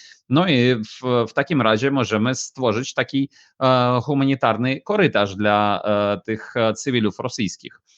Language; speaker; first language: Polish; non-native, fluent; Ukrainian